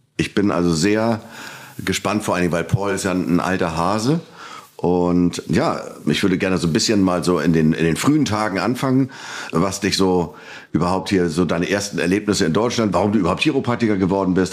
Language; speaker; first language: German; native; German